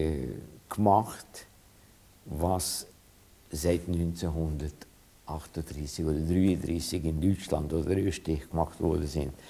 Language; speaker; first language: German; non-native, fluent; Hungarian